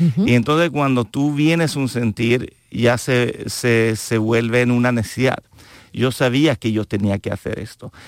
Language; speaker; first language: Spanish; non-native, fluent; Swedish